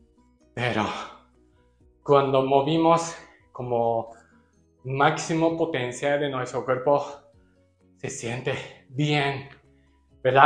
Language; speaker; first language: Spanish; non-native, learner; Japanese